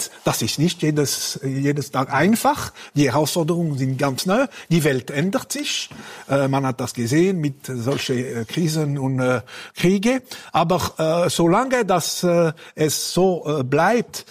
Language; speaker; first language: German; non-native, local second language; French